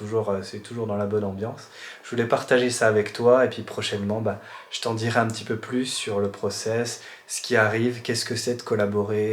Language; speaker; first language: French; native; French